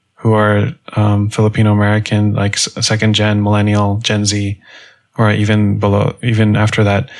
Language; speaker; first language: English; native; English